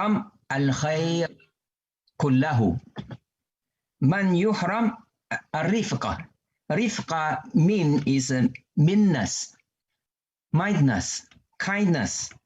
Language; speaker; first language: English; non-native, learner; Chinese